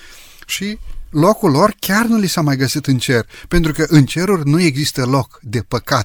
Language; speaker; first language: Romanian; native; Romanian